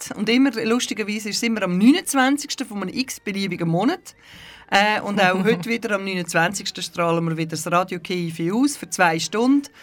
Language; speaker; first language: German; early bilingual, other home language; Turkish